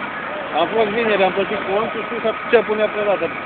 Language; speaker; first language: Romanian; native; Romanian